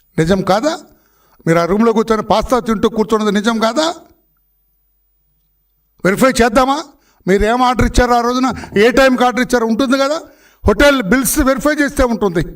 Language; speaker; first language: Telugu; native; Telugu